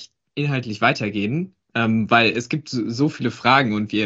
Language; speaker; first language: German; native; German